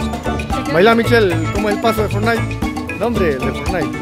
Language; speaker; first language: Spanish; native; Spanish